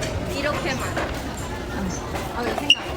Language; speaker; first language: Korean; early bilingual, other home language; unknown